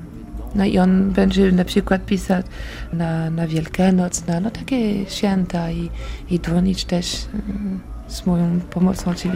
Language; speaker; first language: Polish; non-native, learner; French